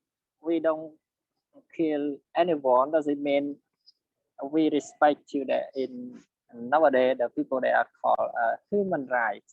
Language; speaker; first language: English; non-native, learner; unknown